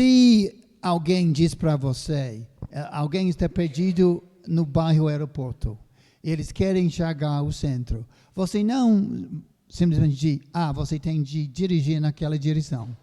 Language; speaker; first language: Portuguese; non-native, fluent; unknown